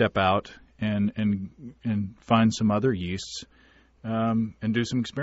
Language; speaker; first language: English; native; English